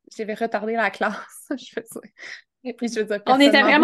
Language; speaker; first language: French; native; French